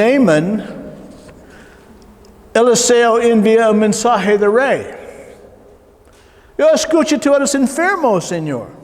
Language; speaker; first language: Spanish; non-native, learner; English